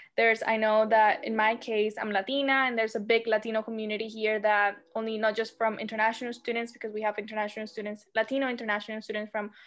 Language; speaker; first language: English; non-native, fluent; Spanish